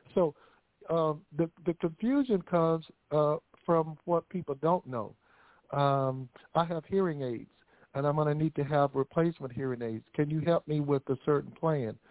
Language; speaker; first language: English; native; English